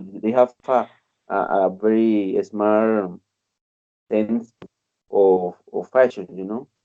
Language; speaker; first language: English; non-native, learner; Spanish